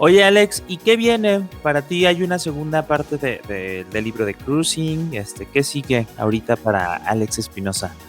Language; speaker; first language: Spanish; native; Spanish